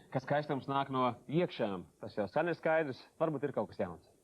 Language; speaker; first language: Latvian; native; Latvian